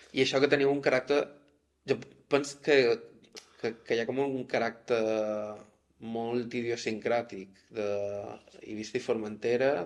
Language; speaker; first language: Catalan; native; Catalan